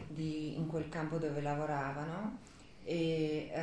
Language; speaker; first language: Italian; native; Italian